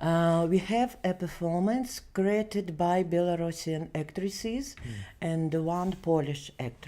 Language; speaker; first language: English; non-native, learner; Belarusian